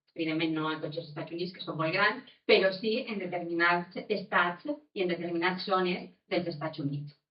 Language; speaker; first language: Catalan; native; Catalan